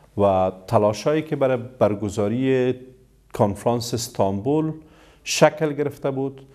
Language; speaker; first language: Persian; native; Persian